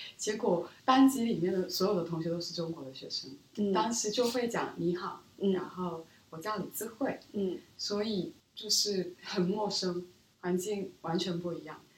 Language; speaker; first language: Chinese; early bilingual, other home language; Korean